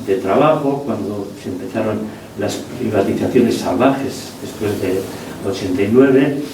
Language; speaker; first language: Spanish; non-native, local second language; Basque